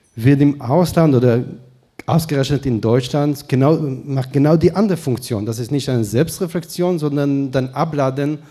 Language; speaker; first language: German; non-native, fluent; Hebrew